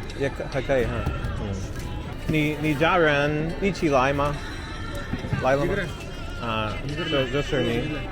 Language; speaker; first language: Chinese; non-native, learner; English